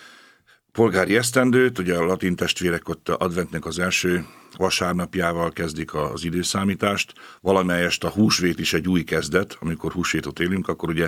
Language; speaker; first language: Hungarian; native; Hungarian